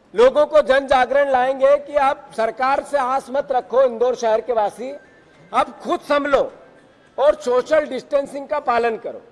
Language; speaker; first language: Hindi; native; Hindi